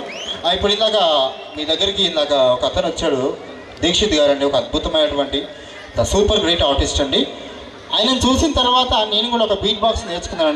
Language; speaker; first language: Telugu; native; Telugu